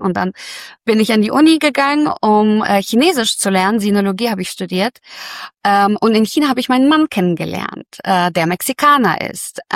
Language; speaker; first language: German; early bilingual, other home language; Russian